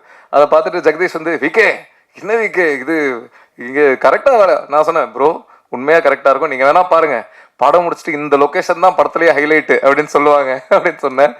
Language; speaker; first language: Tamil; native; Tamil